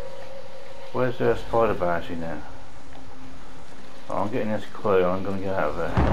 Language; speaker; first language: English; native; English